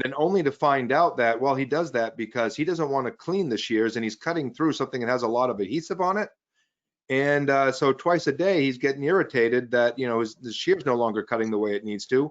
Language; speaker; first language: English; native; English